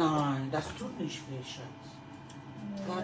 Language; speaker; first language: German; non-native, learner; French